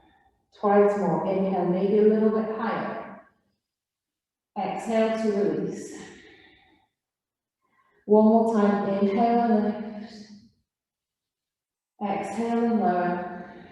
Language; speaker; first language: English; native; English